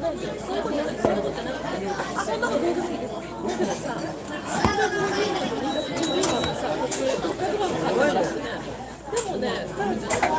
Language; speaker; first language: Japanese; native; Japanese